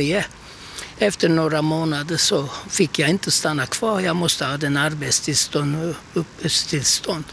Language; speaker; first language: Swedish; non-native, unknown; Turkish